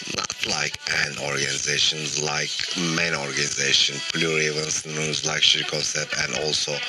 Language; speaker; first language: English; non-native, fluent; Turkish